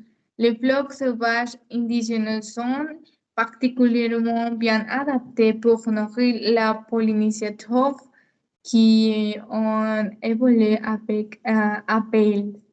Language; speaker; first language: French; non-native, learner; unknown